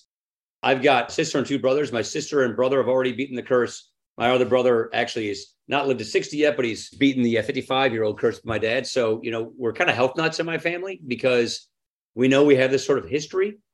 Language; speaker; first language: English; native; English